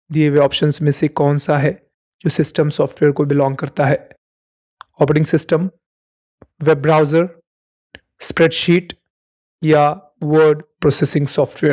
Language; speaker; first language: Hindi; native; Hindi